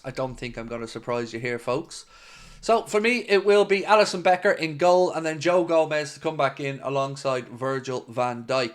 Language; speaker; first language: English; native; English